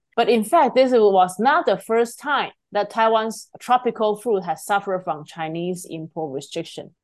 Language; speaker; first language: English; non-native, fluent; Chinese